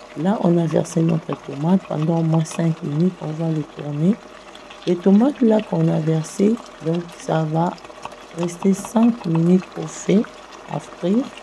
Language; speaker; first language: French; non-native, local second language; Lingala